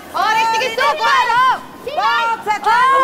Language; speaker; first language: Swedish; native; Swedish